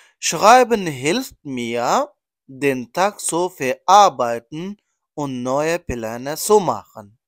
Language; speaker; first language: German; non-native, learner; Persian